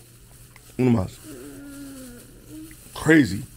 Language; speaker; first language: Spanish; non-native, learner; English